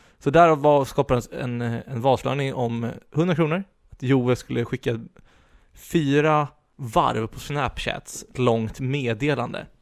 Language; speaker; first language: Swedish; native; Swedish